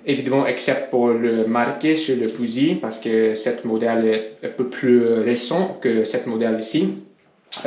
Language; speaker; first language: French; non-native, learner; English